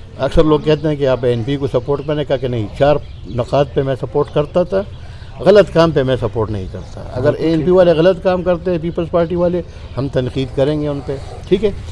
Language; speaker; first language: Urdu; non-native, local second language; Pashto